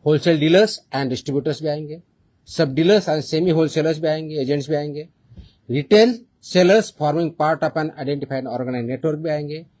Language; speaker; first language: Hindi; non-native, local second language; Marathi